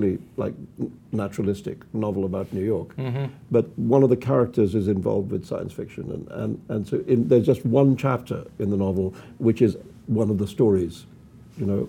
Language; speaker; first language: English; non-native, local second language; Urdu